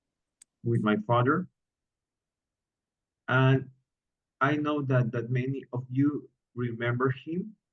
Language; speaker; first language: English; non-native, learner; Spanish